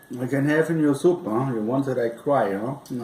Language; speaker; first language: English; non-native, fluent; German